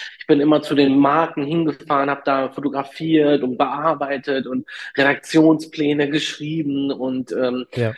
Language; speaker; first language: German; early bilingual, other home language; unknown